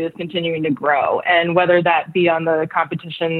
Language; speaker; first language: English; native; English